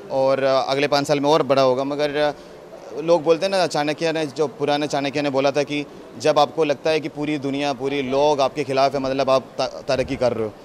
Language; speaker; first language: Hindi; non-native, local second language; Malayalam